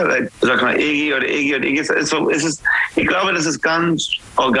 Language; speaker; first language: German; non-native, learner; English